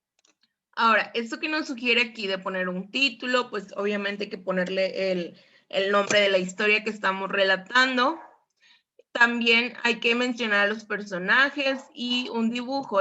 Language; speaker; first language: Spanish; native; Spanish